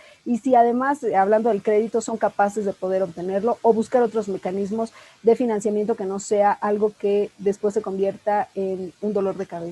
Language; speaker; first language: Spanish; native; Spanish